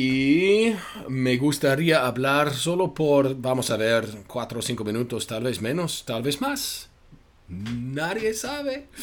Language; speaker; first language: Spanish; non-native, fluent; English